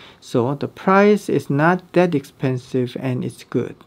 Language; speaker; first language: English; non-native, fluent; Korean